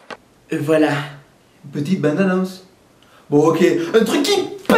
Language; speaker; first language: French; native; French